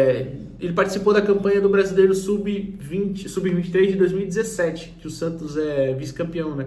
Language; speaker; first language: Portuguese; native; Portuguese